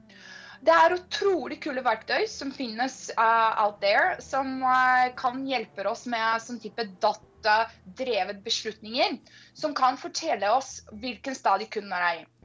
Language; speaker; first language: Norwegian; non-native, fluent; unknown